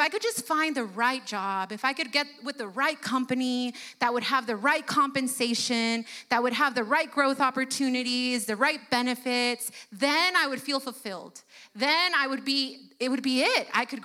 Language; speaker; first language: English; early bilingual, other home language; Spanish